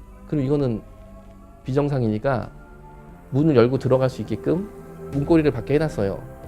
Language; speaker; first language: Korean; native; Korean